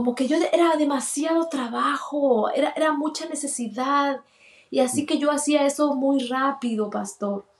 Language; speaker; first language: Spanish; native; Spanish